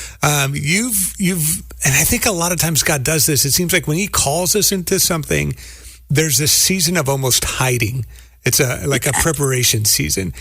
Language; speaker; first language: English; native; English